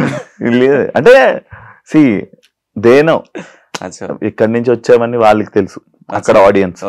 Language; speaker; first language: Telugu; native; Telugu